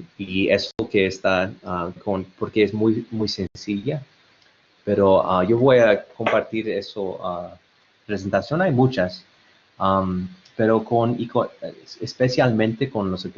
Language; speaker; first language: Spanish; non-native, learner; English